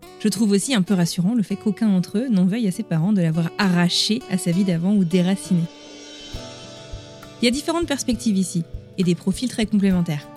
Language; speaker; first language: French; native; French